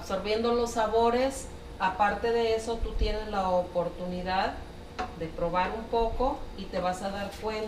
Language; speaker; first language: Spanish; native; Spanish